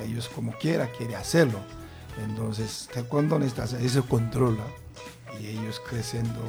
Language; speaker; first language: Spanish; non-native, learner; Korean